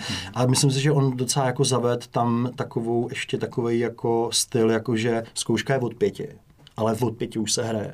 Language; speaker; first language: Czech; native; Czech